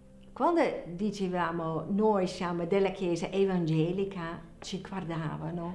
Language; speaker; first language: Italian; non-native, fluent; Dutch